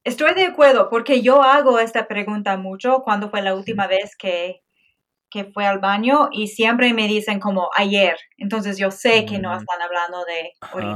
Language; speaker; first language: Spanish; non-native, fluent; English